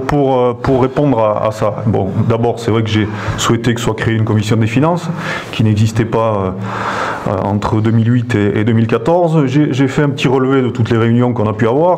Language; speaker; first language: French; native; French